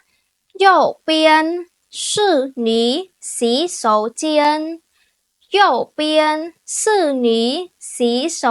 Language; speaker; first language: Chinese; non-native, fluent; Khmer